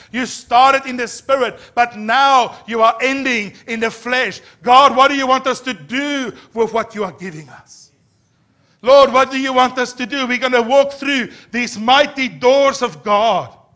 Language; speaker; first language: English; non-native, local second language; Afrikaans